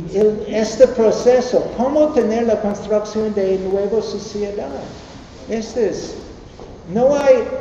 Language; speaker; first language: Spanish; non-native, learner; English